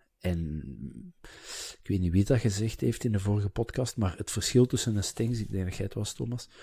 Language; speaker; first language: Dutch; native; Dutch